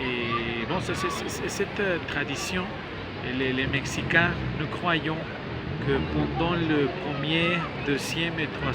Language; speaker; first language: French; non-native, learner; Spanish